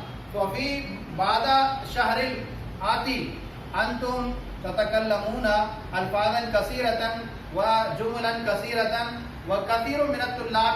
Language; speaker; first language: Arabic; non-native, fluent; Urdu